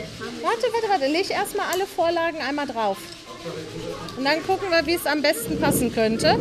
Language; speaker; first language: German; native; German